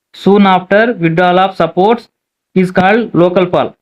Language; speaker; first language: English; non-native, local second language; Telugu